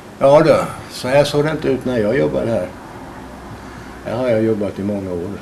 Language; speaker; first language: Swedish; native; Swedish